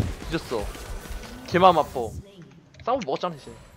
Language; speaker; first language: Korean; native; Korean